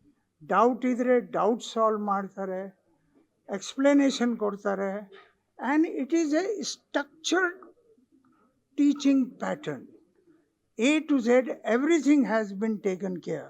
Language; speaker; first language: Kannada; non-native, local second language; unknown